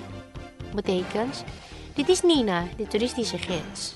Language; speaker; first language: Dutch; non-native, learner; Indonesian